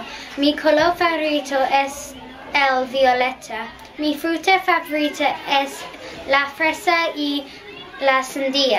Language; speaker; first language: Spanish; non-native, learner; English